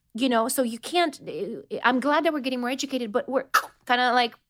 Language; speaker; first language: English; non-native, fluent; Romanian